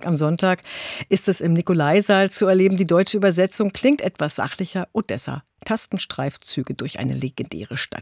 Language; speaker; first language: German; native; German